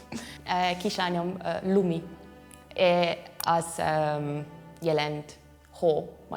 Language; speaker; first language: Hungarian; non-native, learner; Finnish